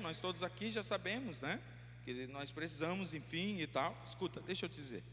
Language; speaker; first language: Portuguese; native; Portuguese